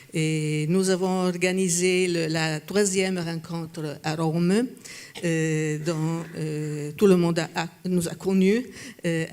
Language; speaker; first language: French; non-native, fluent; Italian